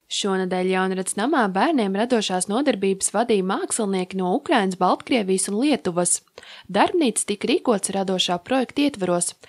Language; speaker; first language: Latvian; native; Latvian